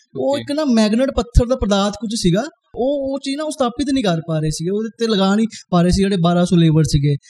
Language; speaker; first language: Punjabi; native; Punjabi